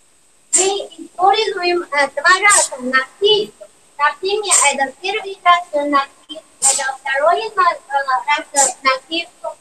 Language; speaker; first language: Russian; non-native, learner; Chinese